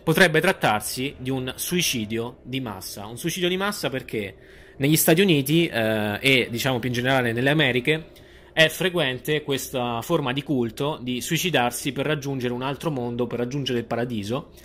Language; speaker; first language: Italian; native; Italian